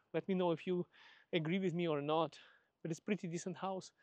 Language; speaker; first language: English; non-native, fluent; Russian